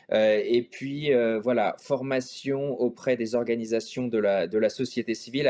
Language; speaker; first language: French; native; French